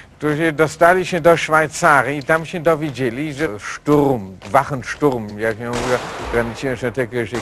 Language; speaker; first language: Polish; non-native, fluent; German